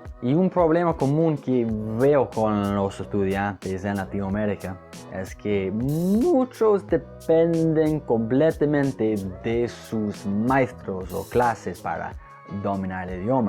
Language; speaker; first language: Spanish; non-native, fluent; English